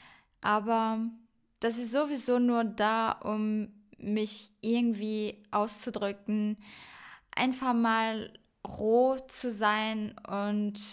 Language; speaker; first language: German; non-native, fluent; French